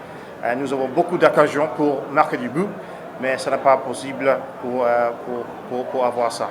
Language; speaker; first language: French; non-native, learner; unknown